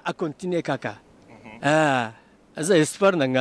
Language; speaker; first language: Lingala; non-native, fluent; Japanese